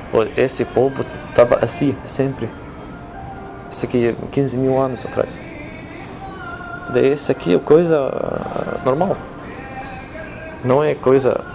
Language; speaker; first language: Portuguese; non-native, learner; Arabic